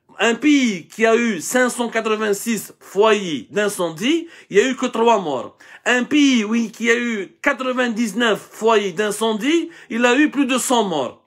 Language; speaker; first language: French; non-native, local second language; Arabic